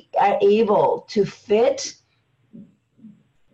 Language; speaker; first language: English; non-native, fluent; Spanish